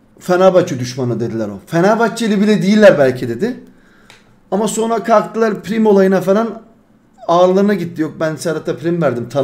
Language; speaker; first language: Turkish; early bilingual, heritage; Turkish